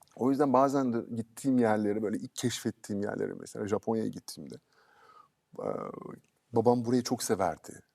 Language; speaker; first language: Turkish; early bilingual, heritage; Turkish